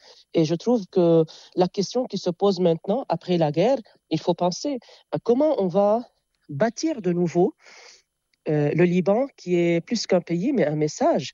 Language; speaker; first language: French; non-native, local second language; Arabic